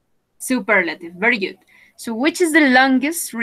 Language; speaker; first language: English; non-native, fluent; Spanish